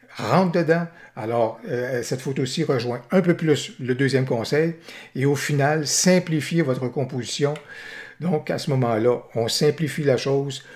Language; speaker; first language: French; native; French